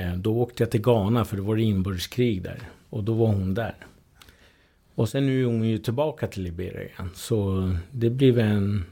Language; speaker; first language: Swedish; early bilingual, other home language; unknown